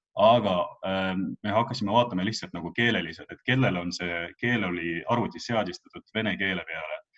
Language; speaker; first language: Estonian; non-native, local second language; Russian